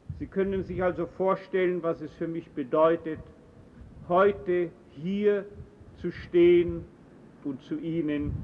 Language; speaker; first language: German; native; German